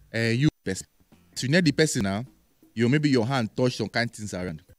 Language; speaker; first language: Nigerian Pidgin; native; Nigerian Pidgin